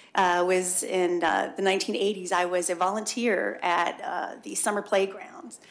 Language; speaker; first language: English; native; English